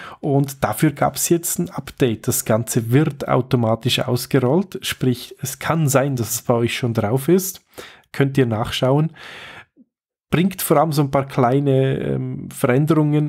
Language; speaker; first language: German; native; German